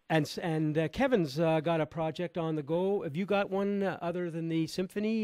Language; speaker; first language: English; native; English